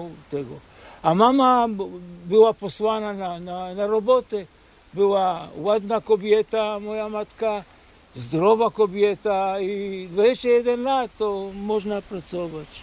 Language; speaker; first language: Polish; early bilingual, heritage; Polish